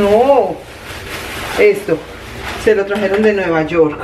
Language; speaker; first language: Spanish; native; Spanish